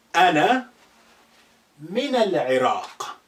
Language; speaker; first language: Arabic; non-native, fluent; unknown